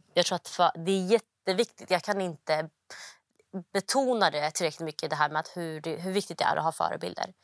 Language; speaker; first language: Swedish; early bilingual, other home language; Somali